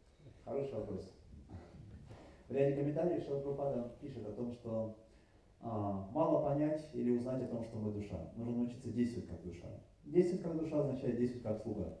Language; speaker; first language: Russian; native; Russian